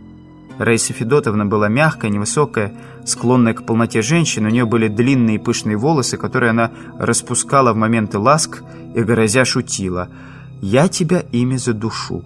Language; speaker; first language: Russian; native; Russian